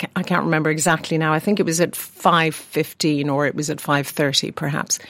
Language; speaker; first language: English; native; English